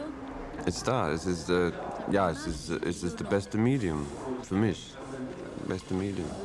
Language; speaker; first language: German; non-native, learner; English